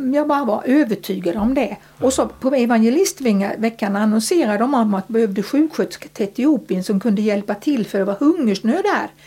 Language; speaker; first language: Swedish; early bilingual, other home language; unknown